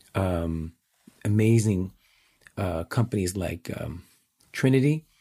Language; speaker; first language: English; native; English